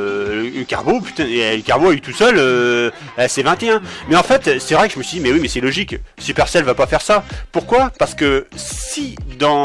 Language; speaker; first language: French; native; French